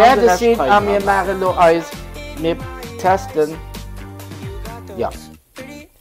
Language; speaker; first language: German; non-native, learner; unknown